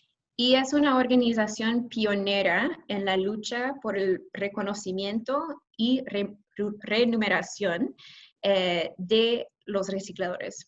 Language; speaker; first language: Spanish; non-native, fluent; English